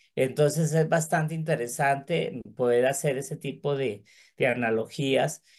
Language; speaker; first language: Spanish; native; Spanish